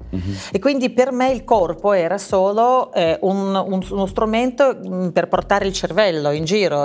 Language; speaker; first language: Italian; non-native, fluent; Russian